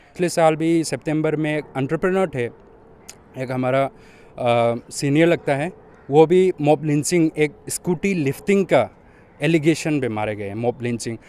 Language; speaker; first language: Hindi; non-native, local second language; Manipuri